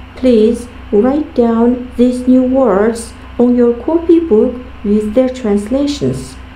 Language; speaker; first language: English; non-native, fluent; Kazakh